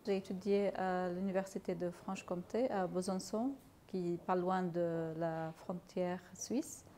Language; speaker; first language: French; non-native, fluent; Arabic